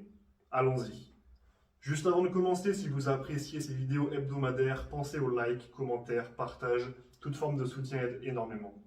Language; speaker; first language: French; native; French